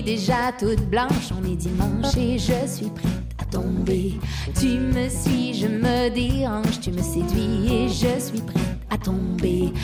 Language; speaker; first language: French; native; French